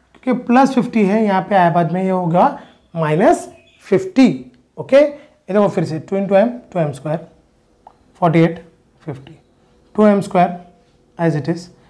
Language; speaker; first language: Hindi; non-native, local second language; Marathi